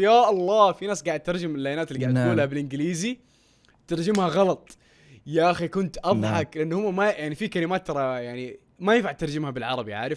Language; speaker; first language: Arabic; native; Arabic